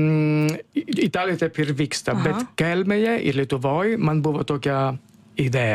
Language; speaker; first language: Lithuanian; non-native, learner; Italian